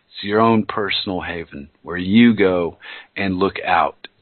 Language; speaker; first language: English; native; English